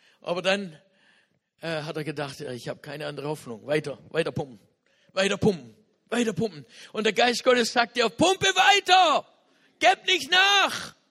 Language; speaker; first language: German; non-native, fluent; English